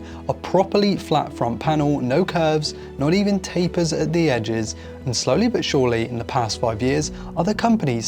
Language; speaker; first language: English; native; English